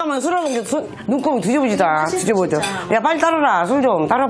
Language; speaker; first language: Korean; native; Korean